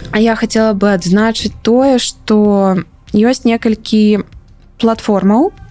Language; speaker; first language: Belarusian; non-native, local second language; Russian